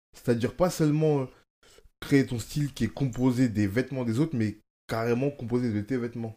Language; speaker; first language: French; native; French